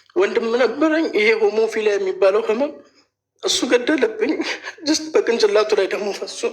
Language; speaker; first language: Amharic; native; Amharic